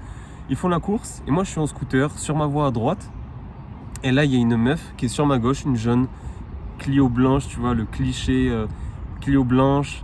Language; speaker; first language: French; native; French